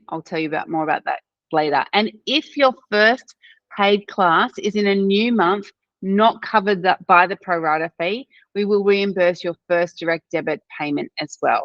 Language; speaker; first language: English; native; English